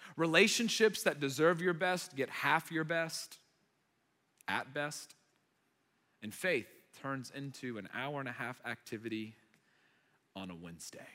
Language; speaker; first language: English; early bilingual, other home language; Arabic